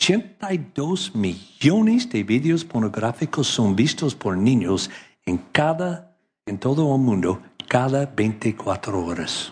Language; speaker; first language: Spanish; non-native, learner; English